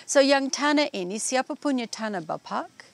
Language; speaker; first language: Indonesian; non-native, learner; English